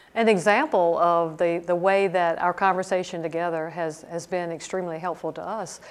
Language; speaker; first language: English; native; English